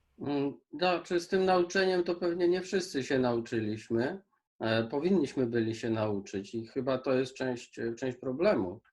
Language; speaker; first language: Polish; native; Polish